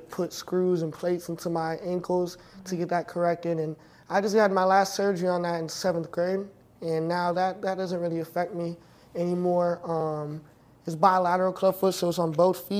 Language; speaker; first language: English; native; English